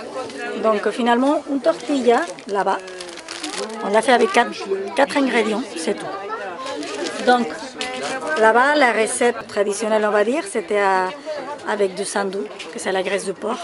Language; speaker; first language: French; non-native, fluent; Spanish